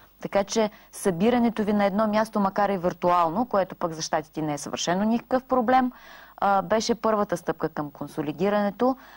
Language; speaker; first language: Bulgarian; native; Bulgarian